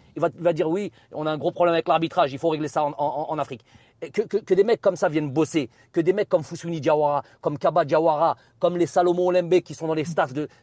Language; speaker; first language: French; native; French